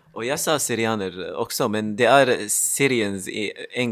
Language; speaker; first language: Swedish; non-native, fluent; Arabic